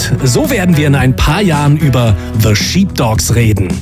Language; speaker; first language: German; native; German